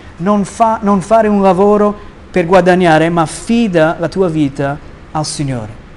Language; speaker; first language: Italian; non-native, fluent; English